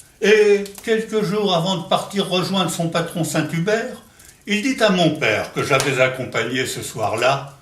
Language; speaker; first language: French; native; French